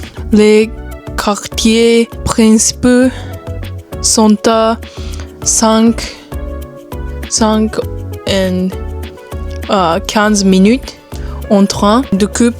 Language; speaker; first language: French; non-native, learner; Japanese